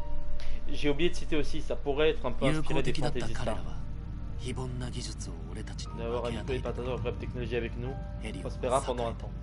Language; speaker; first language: French; native; French